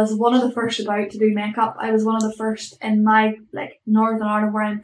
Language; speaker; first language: English; native; English